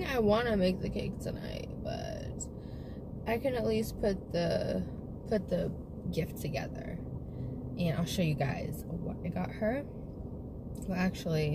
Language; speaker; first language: English; native; English